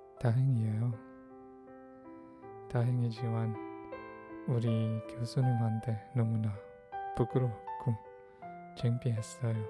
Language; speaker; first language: Korean; non-native, fluent; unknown